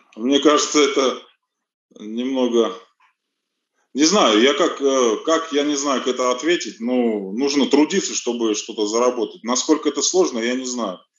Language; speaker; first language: Russian; early bilingual, other home language; Armenian